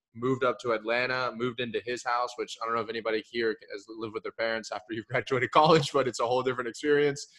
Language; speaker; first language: English; early bilingual, other home language; Hindi